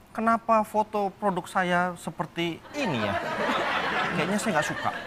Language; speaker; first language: Indonesian; native; Indonesian